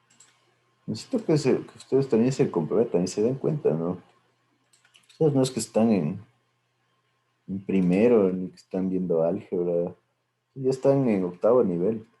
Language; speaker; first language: Spanish; native; Spanish